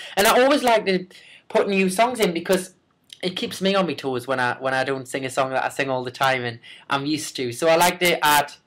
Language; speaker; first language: English; native; English